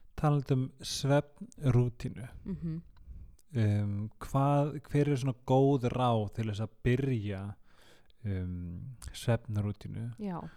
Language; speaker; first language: Icelandic; native; Icelandic